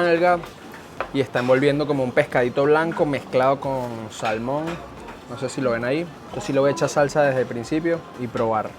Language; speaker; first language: Spanish; native; Spanish